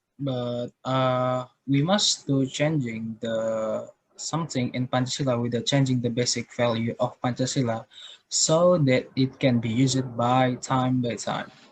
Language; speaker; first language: English; non-native, learner; Indonesian